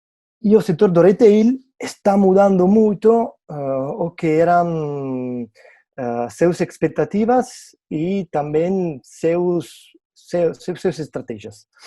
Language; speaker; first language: Portuguese; non-native, fluent; Italian